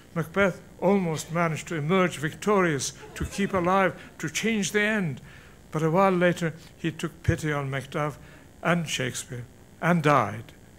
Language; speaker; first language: English; non-native, fluent; Turkish